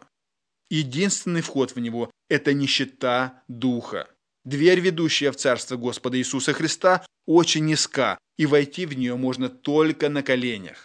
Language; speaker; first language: Russian; native; Russian